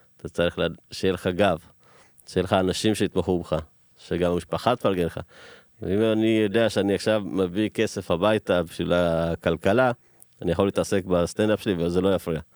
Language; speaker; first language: Hebrew; early bilingual, other home language; Amharic